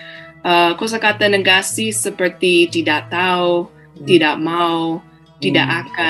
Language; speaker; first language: Indonesian; non-native, fluent; English